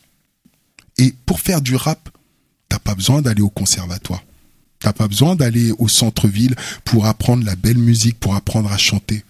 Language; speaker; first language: French; early bilingual, other home language; Wolof